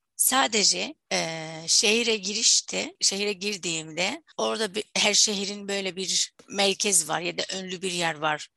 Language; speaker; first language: Turkish; non-native, fluent; Arabic